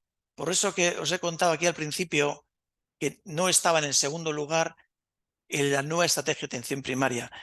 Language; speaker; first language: Spanish; native; Spanish